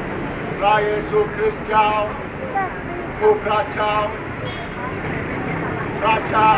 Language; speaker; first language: Thai; non-native, learner; English